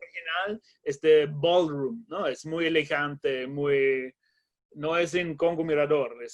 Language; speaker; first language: Spanish; non-native, learner; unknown